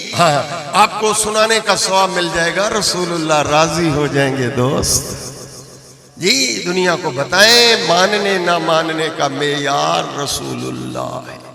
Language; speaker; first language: Urdu; non-native, local second language; Punjabi